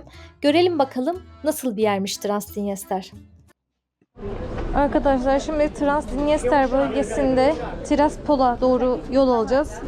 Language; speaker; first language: Turkish; native; Turkish